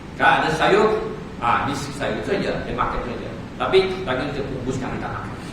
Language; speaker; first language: Malay; non-native, local second language; Chinese